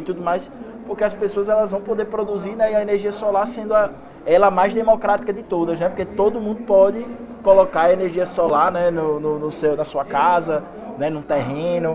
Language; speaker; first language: Portuguese; native; Portuguese